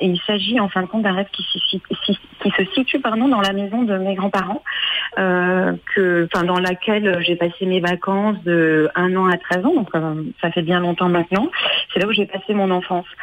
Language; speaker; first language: French; native; French